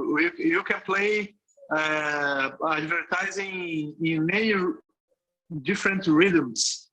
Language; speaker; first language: English; non-native, fluent; Portuguese